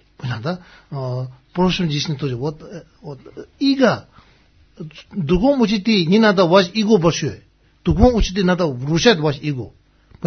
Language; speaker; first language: Russian; non-native, learner; Tibetan